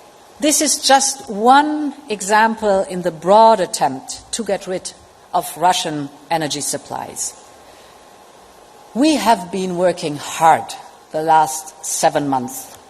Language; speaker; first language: English; non-native, fluent; German